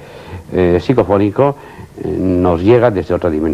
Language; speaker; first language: Spanish; native; Spanish